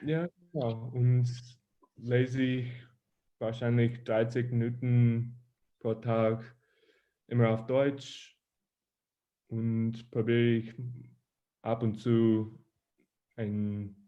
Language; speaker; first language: German; non-native, learner; English